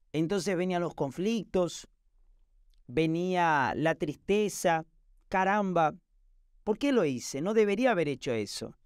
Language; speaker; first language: Spanish; non-native, fluent; Portuguese